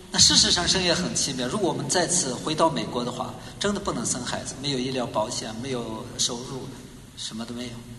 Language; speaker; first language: Chinese; native; Chinese